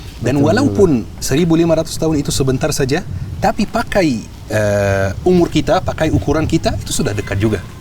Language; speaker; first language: Indonesian; non-native, fluent; Arabic